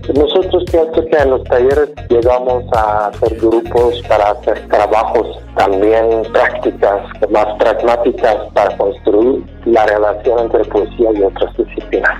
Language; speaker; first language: Spanish; non-native, fluent; Persian